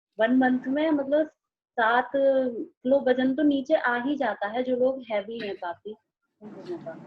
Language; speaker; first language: Hindi; native; Hindi